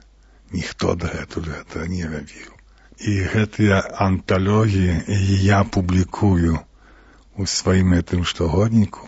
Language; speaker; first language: Belarusian; native; Belarusian